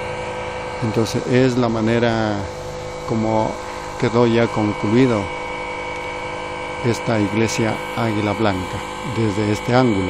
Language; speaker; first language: Spanish; native; Spanish